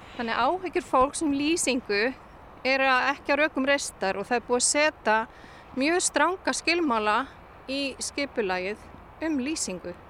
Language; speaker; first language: Icelandic; native; Icelandic